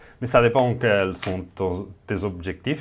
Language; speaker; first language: French; non-native, fluent; Spanish